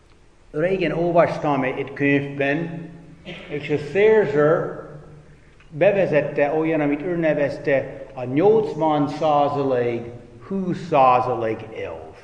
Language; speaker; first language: Hungarian; non-native, fluent; English